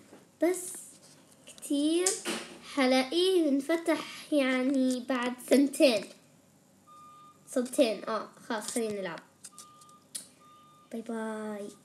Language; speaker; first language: Arabic; native; Arabic